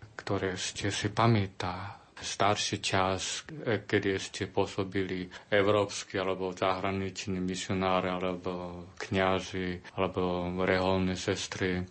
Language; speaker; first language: Slovak; non-native, learner; Chinese